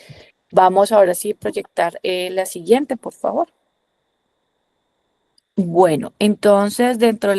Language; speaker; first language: Spanish; native; Spanish